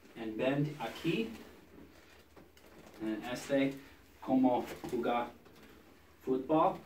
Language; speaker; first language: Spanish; non-native, learner; English